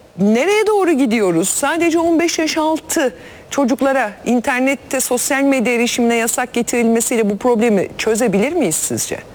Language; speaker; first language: Turkish; native; Turkish